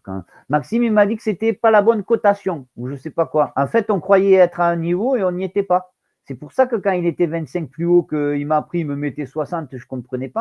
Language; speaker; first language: French; native; French